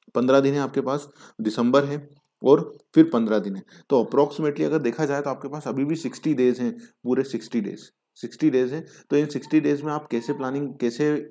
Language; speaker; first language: Hindi; native; Hindi